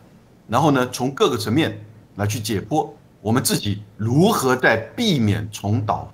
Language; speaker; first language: Chinese; native; Chinese